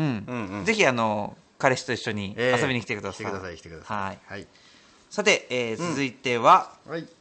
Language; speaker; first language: Japanese; native; Japanese